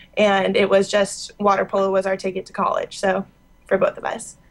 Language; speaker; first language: English; native; English